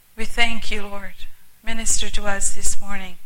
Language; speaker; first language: English; early bilingual, heritage; English